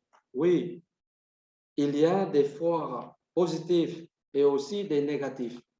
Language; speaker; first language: French; non-native, fluent; Vietnamese